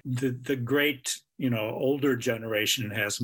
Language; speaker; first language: English; native; English